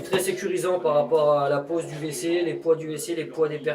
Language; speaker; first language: French; native; French